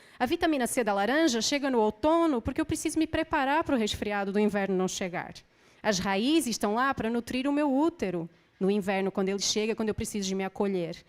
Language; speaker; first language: Portuguese; native; Portuguese